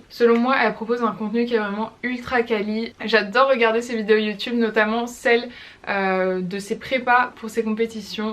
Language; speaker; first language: French; native; French